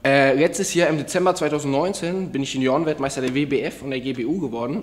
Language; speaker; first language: German; native; German